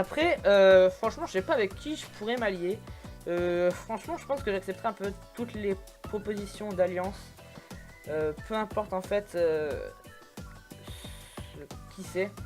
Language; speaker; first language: French; native; French